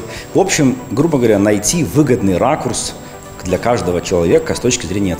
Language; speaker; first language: Russian; native; Russian